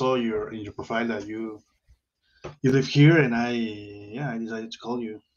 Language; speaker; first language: English; non-native, learner; Spanish